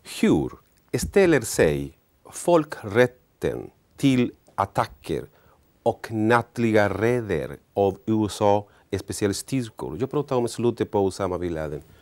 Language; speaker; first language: Swedish; non-native, learner; Spanish